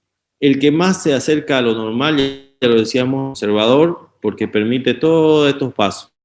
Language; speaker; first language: Spanish; native; Spanish